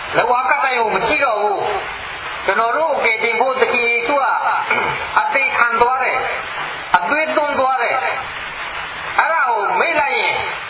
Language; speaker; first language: Burmese; non-native, local second language; Hakha Chin